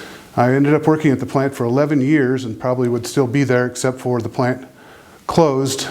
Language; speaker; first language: English; native; English